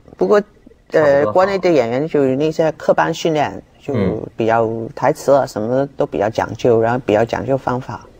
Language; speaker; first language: Chinese; non-native, fluent; Cantonese